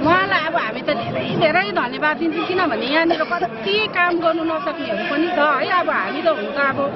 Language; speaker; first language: Nepali; native; Nepali